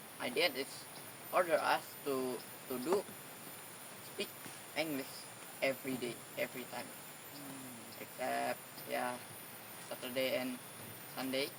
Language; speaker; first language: English; non-native, learner; Indonesian